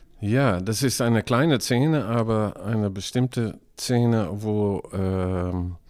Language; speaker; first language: German; non-native, learner; Dutch